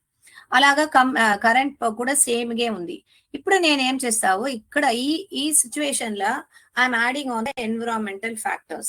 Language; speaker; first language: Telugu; non-native, learner; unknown